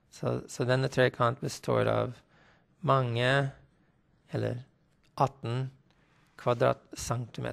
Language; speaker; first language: Norwegian; non-native, fluent; English